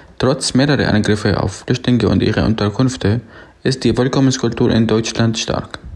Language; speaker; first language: German; non-native, fluent; Arabic